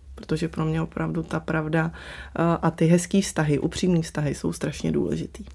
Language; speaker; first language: Czech; early bilingual, other home language; Slovak